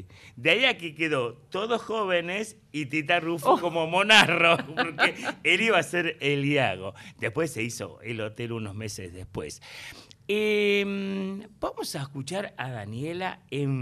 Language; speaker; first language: Spanish; native; Spanish